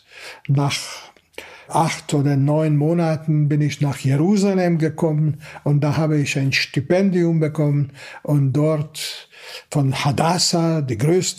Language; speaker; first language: German; non-native, fluent; Hungarian